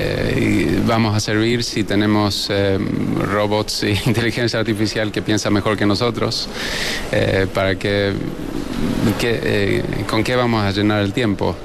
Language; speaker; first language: Spanish; early bilingual, heritage; Spanish